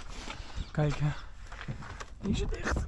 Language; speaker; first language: Dutch; native; Dutch